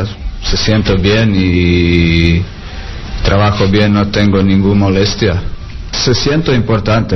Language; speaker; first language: Spanish; non-native, learner; Croatian